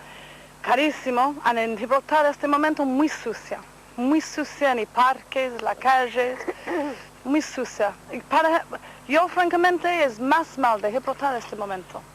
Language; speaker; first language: Spanish; non-native, learner; English